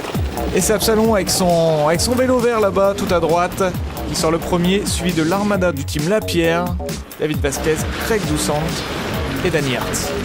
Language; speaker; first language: French; native; French